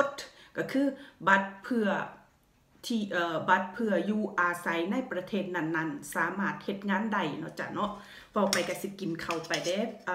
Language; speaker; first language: Thai; native; Thai